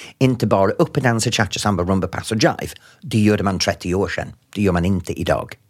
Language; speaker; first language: Swedish; non-native, fluent; English